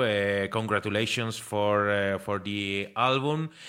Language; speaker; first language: English; non-native, learner; Spanish